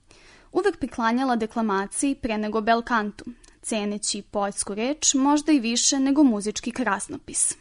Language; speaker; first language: Serbian; native; Serbian